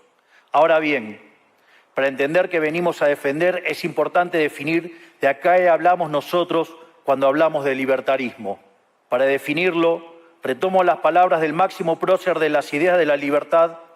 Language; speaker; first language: Spanish; native; Spanish